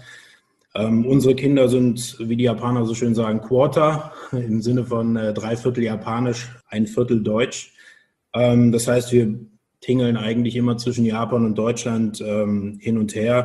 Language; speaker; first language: German; native; German